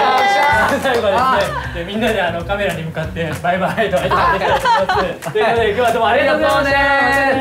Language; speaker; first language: Japanese; native; Japanese